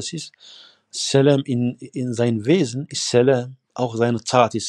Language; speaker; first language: German; non-native, fluent; Arabic